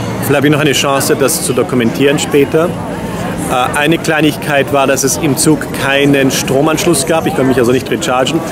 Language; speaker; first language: German; non-native, fluent; English